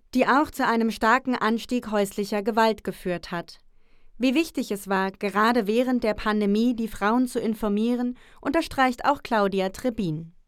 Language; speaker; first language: German; native; German